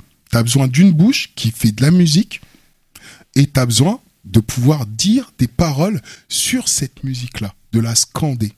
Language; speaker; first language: French; early bilingual, other home language; Wolof